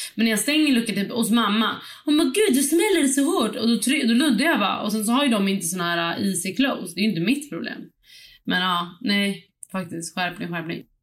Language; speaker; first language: Swedish; early bilingual, other home language; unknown